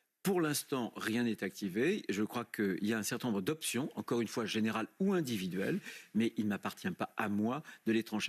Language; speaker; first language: French; native; French